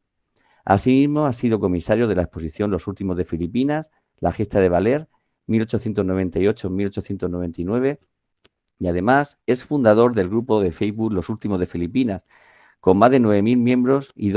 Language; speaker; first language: Spanish; native; Spanish